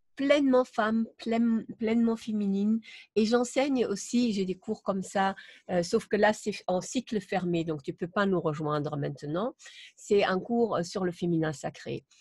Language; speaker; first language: French; non-native, fluent; German